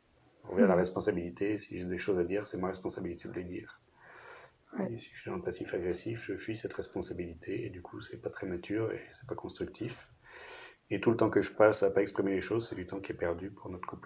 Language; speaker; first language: French; native; French